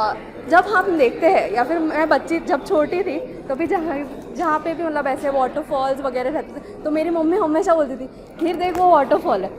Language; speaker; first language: Hindi; native; Hindi